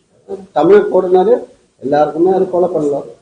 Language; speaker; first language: Tamil; non-native, learner; Malayalam